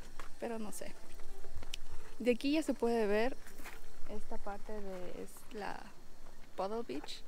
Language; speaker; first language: Spanish; native; Spanish